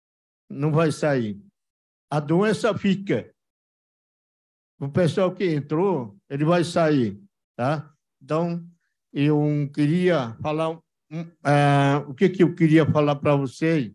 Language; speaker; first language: Portuguese; non-native, local second language; Yanomámi